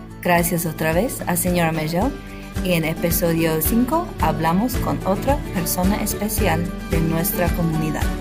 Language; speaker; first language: Spanish; non-native, learner; English